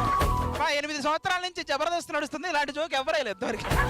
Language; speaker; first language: Telugu; native; Telugu